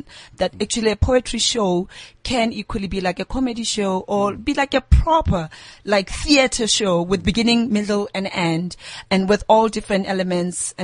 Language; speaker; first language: English; non-native, local second language; Southern Sotho